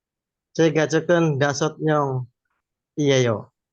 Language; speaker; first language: Korean; non-native, learner; Indonesian